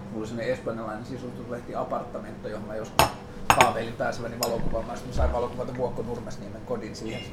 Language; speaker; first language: Finnish; native; Finnish